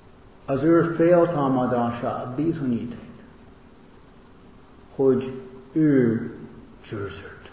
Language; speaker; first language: Hungarian; non-native, learner; English